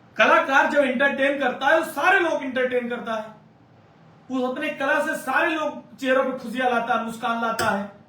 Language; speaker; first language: Hindi; native; Hindi